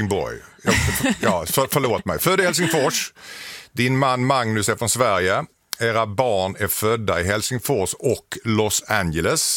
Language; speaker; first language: Swedish; native; Swedish